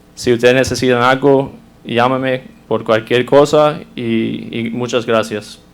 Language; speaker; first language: Spanish; early bilingual, other home language; English